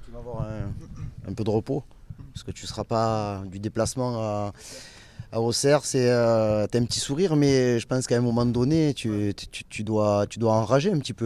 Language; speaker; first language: French; native; French